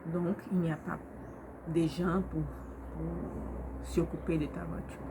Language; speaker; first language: French; non-native, learner; Portuguese